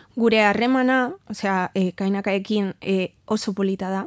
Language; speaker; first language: Basque; non-native, learner; Spanish